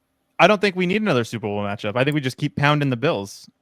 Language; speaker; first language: English; native; English